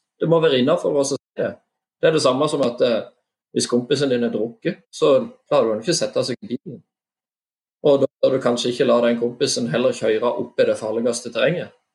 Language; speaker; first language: Norwegian; native; Norwegian